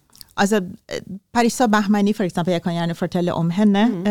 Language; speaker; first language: Norwegian; non-native, fluent; Persian